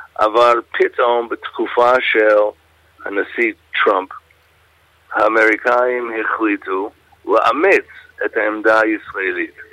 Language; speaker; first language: Hebrew; non-native, fluent; English